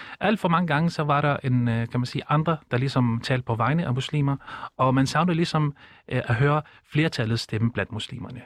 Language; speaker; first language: Danish; early bilingual, other home language; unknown